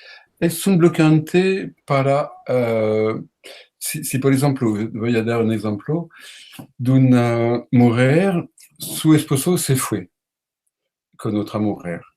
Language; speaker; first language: Spanish; non-native, learner; French